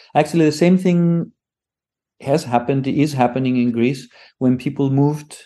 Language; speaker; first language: English; non-native, fluent; Greek